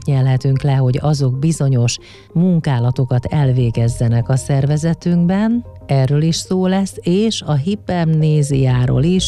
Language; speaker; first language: Hungarian; native; Hungarian